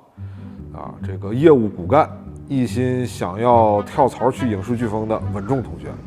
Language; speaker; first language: Chinese; native; Chinese